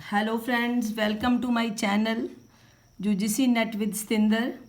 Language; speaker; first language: English; non-native, local second language; Punjabi